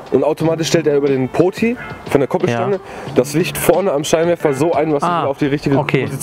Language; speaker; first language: German; native; German